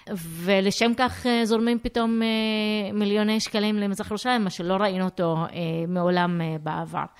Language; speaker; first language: Hebrew; non-native, local second language; Arabic